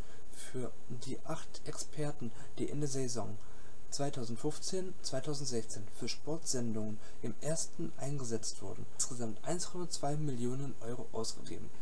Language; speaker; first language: German; native; German